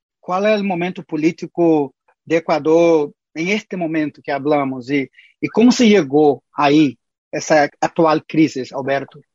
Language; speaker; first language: Spanish; non-native, fluent; Portuguese